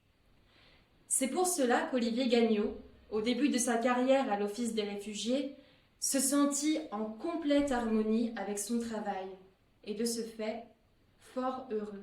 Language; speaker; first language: French; native; French